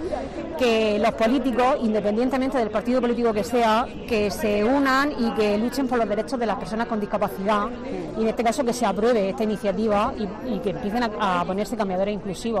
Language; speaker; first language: Spanish; native; Spanish